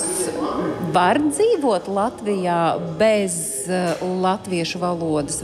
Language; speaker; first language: Latvian; native; Latvian